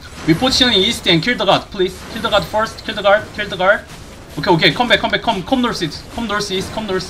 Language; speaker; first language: English; non-native, learner; Korean